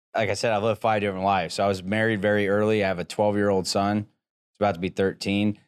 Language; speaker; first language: English; native; English